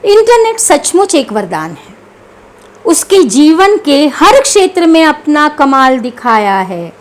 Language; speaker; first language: Hindi; non-native, local second language; Kannada